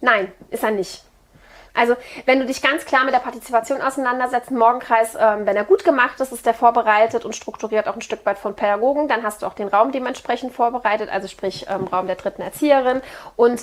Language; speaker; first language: German; native; German